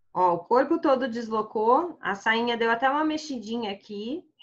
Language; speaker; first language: Portuguese; native; Portuguese